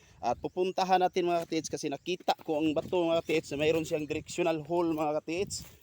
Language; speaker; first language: Filipino; non-native, local second language; Cebuano